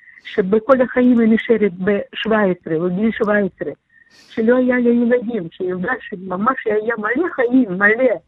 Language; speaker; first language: Hebrew; non-native, learner; Russian